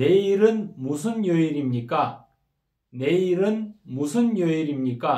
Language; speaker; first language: Korean; non-native, fluent; Kyrgyz